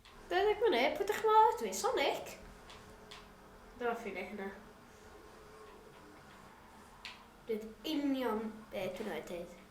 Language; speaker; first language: Welsh; non-native, local second language; English